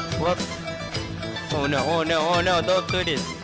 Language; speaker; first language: English; non-native, learner; Turkish